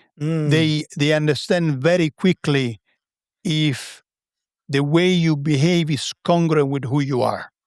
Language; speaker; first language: English; non-native, fluent; Italian